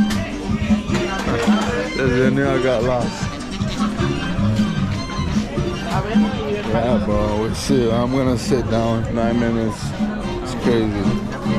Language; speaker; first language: English; native; English